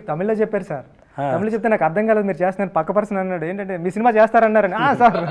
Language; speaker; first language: Telugu; native; Telugu